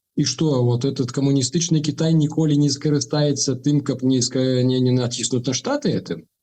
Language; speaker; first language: Russian; non-native, local second language; Belarusian